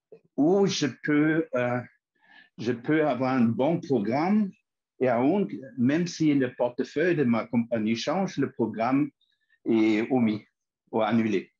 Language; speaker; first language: French; non-native, fluent; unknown